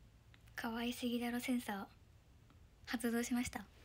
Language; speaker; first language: Japanese; native; Japanese